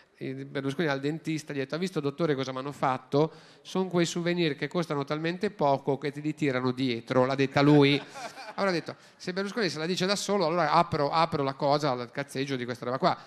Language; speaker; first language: Italian; native; Italian